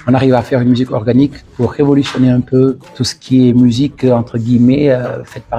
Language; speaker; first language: French; non-native, local second language; Wolof